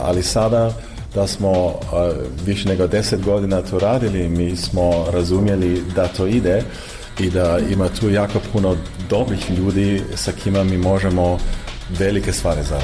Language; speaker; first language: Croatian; early bilingual, heritage; Croatian